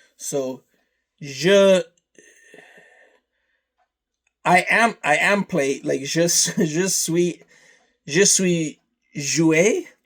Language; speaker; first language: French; non-native, learner; English